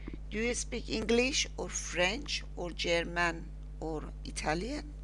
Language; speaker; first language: English; non-native, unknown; Persian